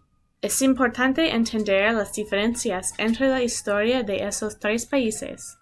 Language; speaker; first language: Spanish; non-native, learner; English